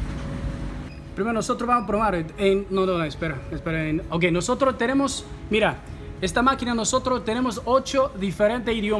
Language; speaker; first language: Spanish; non-native, fluent; Chinese